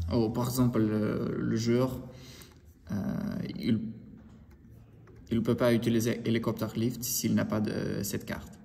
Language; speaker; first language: French; non-native, learner; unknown